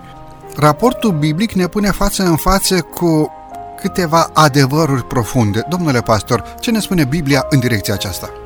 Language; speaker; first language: Romanian; native; Romanian